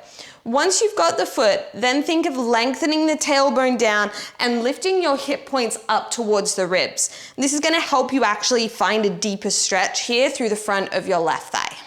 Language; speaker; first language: English; native; English